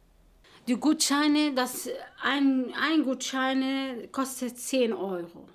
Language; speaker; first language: German; non-native, learner; Arabic